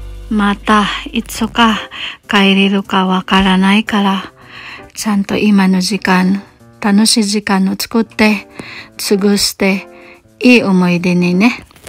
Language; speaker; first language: Japanese; non-native, fluent; Cebuano